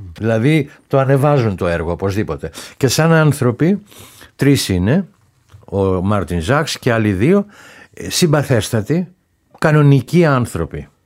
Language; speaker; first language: Greek; native; Greek